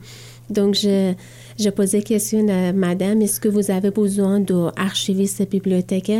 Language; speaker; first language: French; non-native, learner; Persian